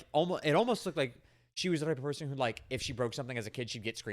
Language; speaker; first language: English; native; English